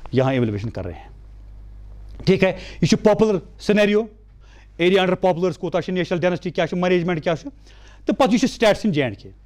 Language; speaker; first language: Hindi; non-native, local second language; Kashmiri